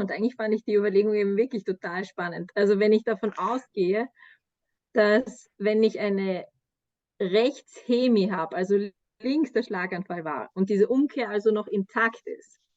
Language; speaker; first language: German; native; German